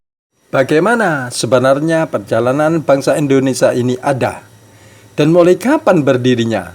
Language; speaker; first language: Indonesian; native; Indonesian